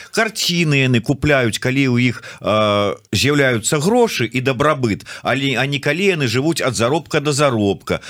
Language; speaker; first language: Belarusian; native; Belarusian